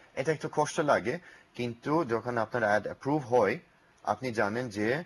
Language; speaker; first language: Bangla; non-native, learner; English